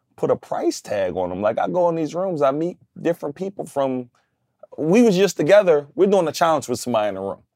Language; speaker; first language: English; native; English